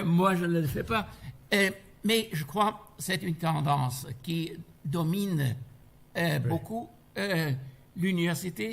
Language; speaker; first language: French; non-native, fluent; German